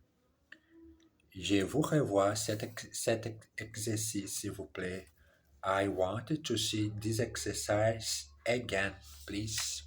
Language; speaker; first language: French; non-native, learner; English